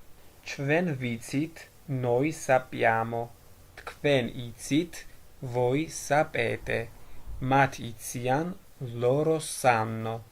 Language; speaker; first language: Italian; non-native, fluent; Georgian